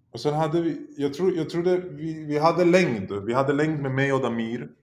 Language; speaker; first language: Swedish; early bilingual, other home language; Polish